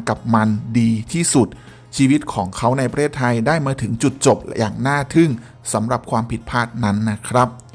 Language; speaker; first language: Thai; native; Thai